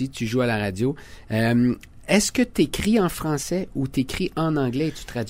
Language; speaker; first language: French; native; French